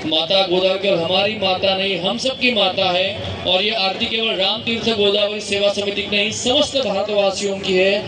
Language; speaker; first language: Hindi; non-native, local second language; Marathi